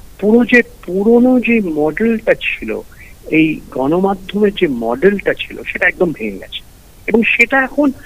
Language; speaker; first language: Bangla; early bilingual, heritage; Bangla